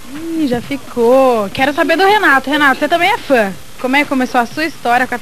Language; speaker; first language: Portuguese; native; Portuguese